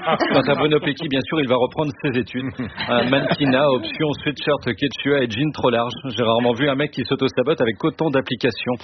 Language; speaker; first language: French; native; French